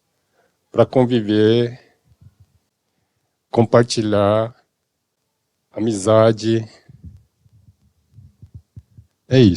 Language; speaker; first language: Portuguese; non-native, fluent; Haitian Creole